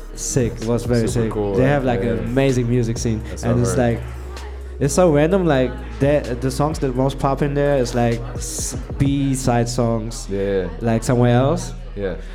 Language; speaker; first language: English; non-native, fluent; German